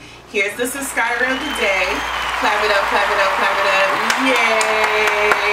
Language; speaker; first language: English; native; English